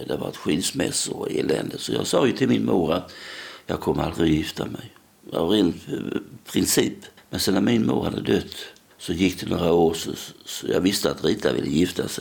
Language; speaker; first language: Swedish; native; Swedish